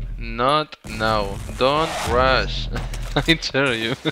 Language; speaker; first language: English; non-native, learner; Spanish